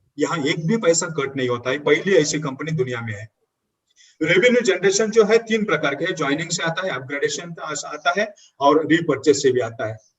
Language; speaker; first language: Hindi; non-native, local second language; Marathi